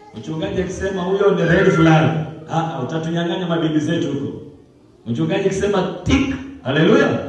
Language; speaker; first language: Swahili; non-native, local second language; Luyia